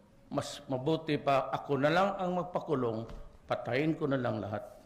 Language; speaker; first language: Filipino; non-native, local second language; Cebuano